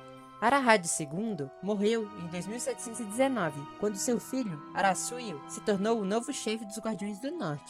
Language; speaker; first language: Portuguese; native; Portuguese